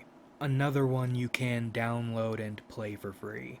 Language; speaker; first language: English; native; English